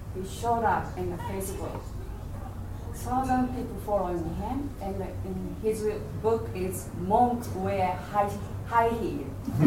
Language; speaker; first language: English; non-native, learner; Japanese